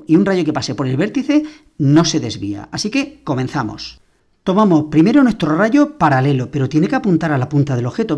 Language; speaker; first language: Spanish; native; Spanish